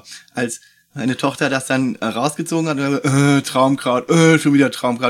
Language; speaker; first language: German; native; German